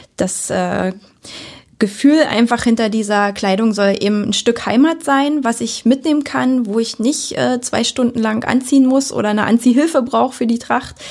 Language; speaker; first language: German; native; German